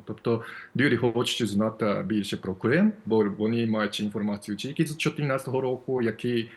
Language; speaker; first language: Ukrainian; non-native, fluent; Japanese